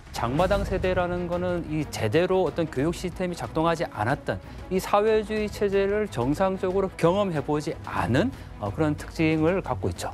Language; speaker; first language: Korean; native; Korean